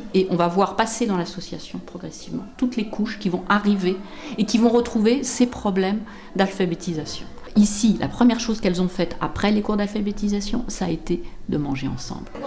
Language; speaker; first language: French; native; French